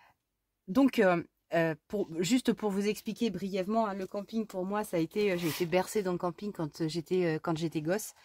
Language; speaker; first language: French; native; French